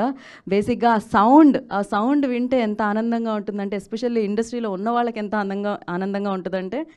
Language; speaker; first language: Telugu; native; Telugu